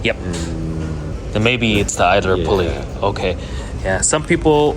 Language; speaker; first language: English; native; English